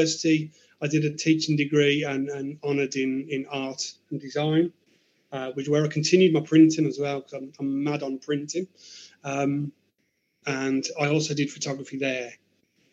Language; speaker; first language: English; native; English